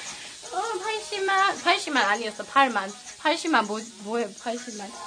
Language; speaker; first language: Korean; non-native, learner; Swedish